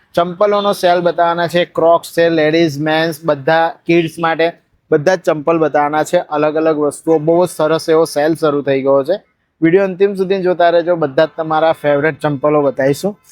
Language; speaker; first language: Gujarati; native; Gujarati